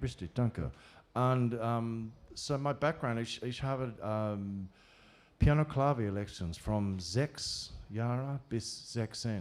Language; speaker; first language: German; non-native, learner; English